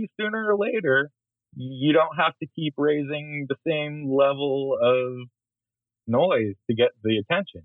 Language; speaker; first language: English; native; English